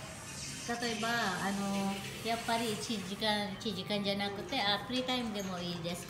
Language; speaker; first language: Japanese; non-native, fluent; Filipino